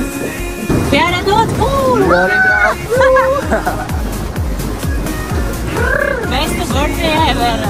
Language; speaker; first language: English; non-native, fluent; Italian